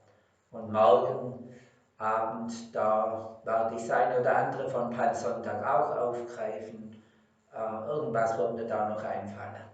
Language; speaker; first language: German; native; German